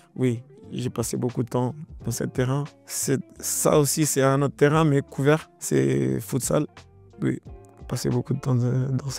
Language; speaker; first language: French; non-native, learner; Portuguese